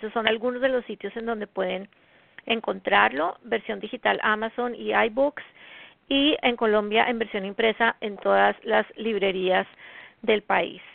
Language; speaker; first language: Spanish; native; Spanish